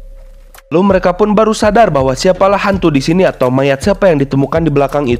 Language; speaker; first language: Indonesian; native; Indonesian